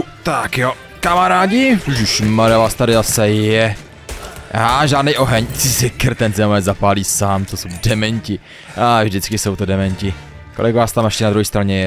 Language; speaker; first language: Czech; native; Czech